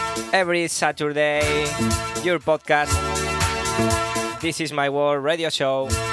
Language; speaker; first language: English; non-native, learner; Spanish